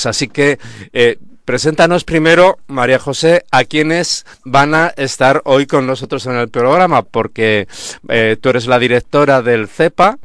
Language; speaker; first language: Spanish; native; Spanish